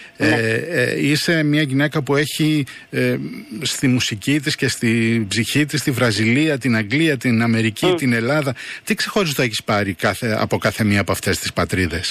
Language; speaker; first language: Greek; native; Greek